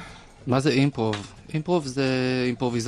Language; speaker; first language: Hebrew; native; Hebrew